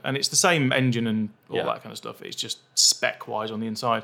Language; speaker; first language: English; native; English